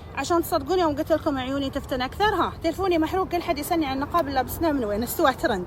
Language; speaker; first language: Arabic; native; Arabic